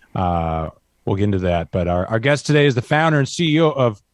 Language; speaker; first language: English; native; English